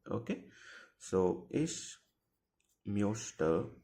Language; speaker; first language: German; non-native, fluent; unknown